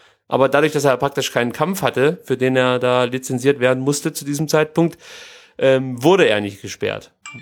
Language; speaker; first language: German; native; German